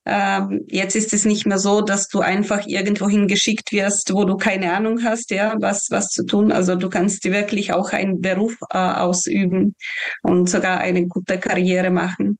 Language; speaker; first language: German; non-native, fluent; Ukrainian